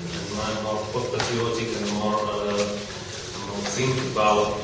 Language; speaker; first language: English; non-native, learner; Russian